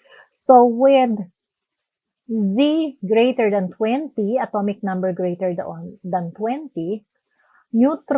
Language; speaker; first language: English; non-native, local second language; Filipino